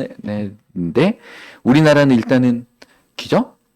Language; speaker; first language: Korean; native; Korean